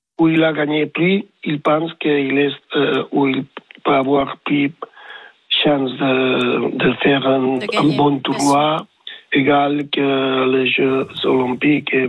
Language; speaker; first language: French; non-native, learner; Spanish